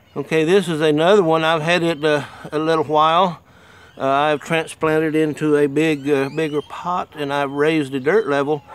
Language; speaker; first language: English; native; English